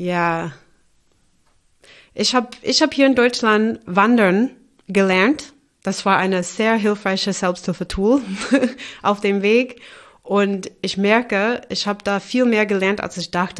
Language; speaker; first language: German; non-native, fluent; English